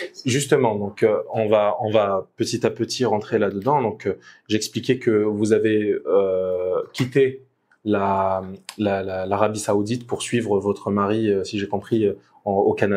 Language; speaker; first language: French; native; French